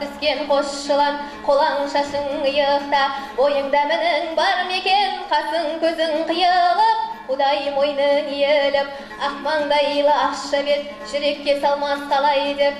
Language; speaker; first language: Kazakh; native; Kazakh